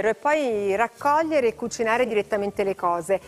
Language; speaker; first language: Italian; native; Italian